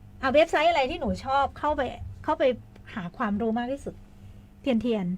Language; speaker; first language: Thai; native; Thai